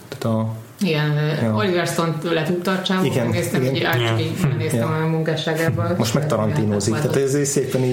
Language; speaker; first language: Hungarian; native; Hungarian